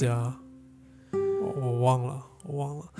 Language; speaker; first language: Chinese; non-native, fluent; English